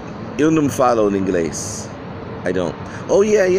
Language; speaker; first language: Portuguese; non-native, learner; English